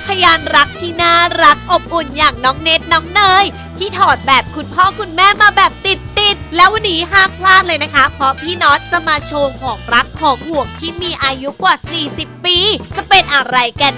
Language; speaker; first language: Thai; native; Thai